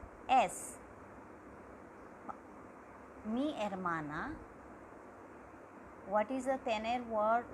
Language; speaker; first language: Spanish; non-native, learner; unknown